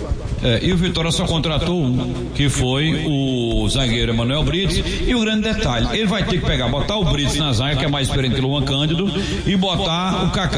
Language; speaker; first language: Portuguese; native; Portuguese